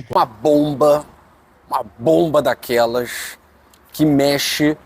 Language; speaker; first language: Portuguese; native; Portuguese